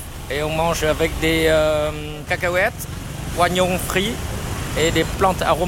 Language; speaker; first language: French; non-native, fluent; Vietnamese